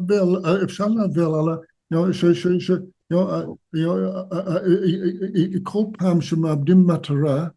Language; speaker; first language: Hebrew; non-native, fluent; English